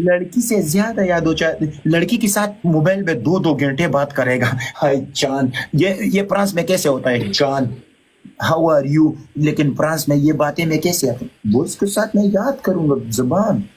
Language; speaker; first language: Hindi; non-native, learner; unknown